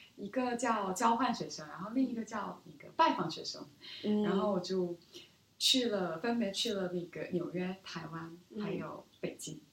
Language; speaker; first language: Chinese; early bilingual, other home language; Korean